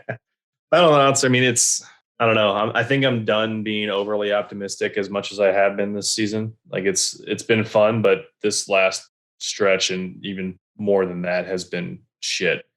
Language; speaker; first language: English; native; English